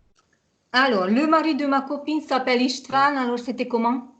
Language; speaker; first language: French; non-native, fluent; Hungarian